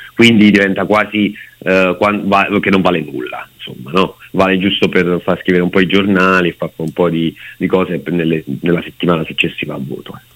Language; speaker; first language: Italian; native; Italian